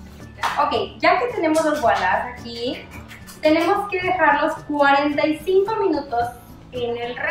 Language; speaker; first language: Spanish; native; Spanish